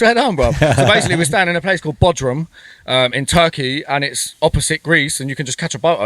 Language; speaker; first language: English; native; English